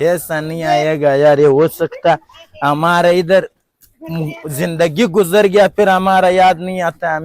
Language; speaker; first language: Hindi; non-native, local second language; Pashto